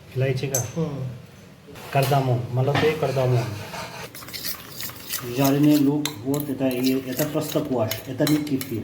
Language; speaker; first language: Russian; non-native, learner; Hindi